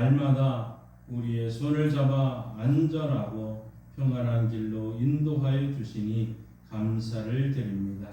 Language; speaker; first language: Korean; native; Korean